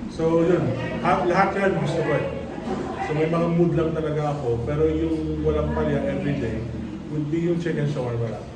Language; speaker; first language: Filipino; early bilingual, heritage; Filipino